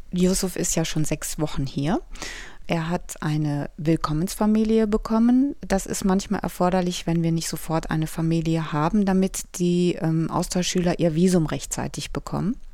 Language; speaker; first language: German; native; German